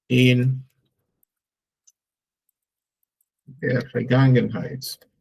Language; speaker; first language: German; non-native, fluent; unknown